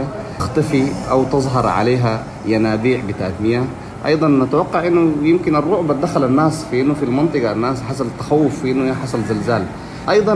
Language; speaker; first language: Arabic; native; Arabic